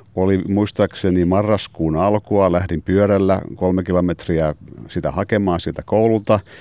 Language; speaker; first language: Finnish; non-native, local second language; Swedish